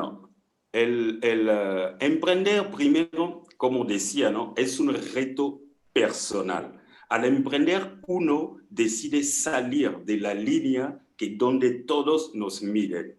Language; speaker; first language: Spanish; non-native, fluent; French